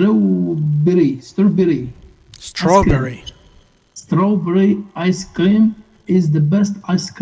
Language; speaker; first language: English; non-native, learner; Arabic